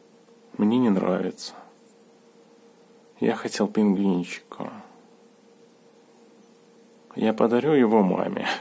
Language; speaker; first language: Russian; native; Russian